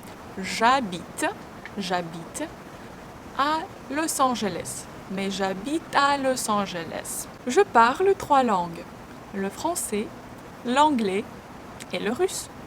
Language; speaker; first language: French; non-native, fluent; Russian